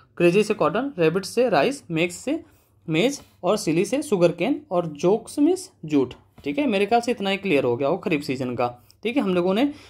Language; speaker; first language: Hindi; native; Hindi